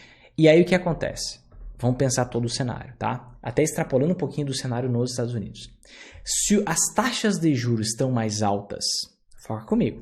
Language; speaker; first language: Portuguese; native; Portuguese